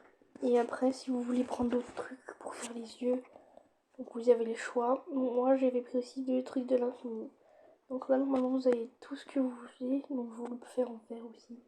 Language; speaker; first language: French; native; French